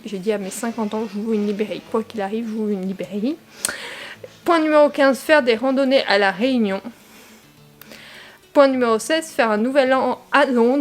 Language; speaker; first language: French; native; French